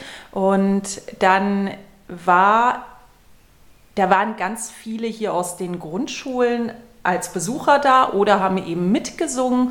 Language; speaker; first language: German; native; German